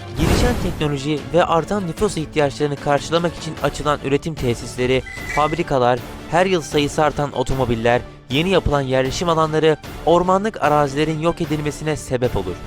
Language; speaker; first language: Turkish; native; Turkish